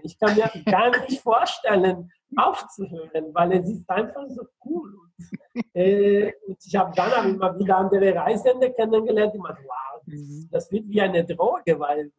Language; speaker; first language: German; non-native, fluent; Italian